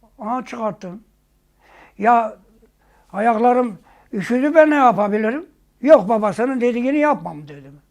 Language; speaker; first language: Turkish; non-native, local second language; Zaza